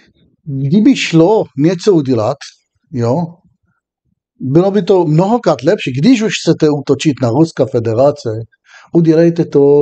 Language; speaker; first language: Czech; non-native, fluent; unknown